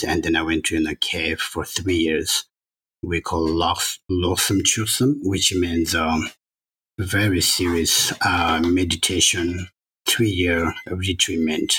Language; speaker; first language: English; non-native, learner; Chinese